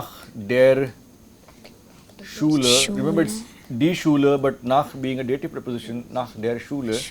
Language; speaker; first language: German; non-native, fluent; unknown